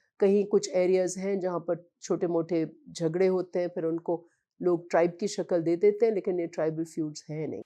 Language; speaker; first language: Urdu; non-native, local second language; Sindhi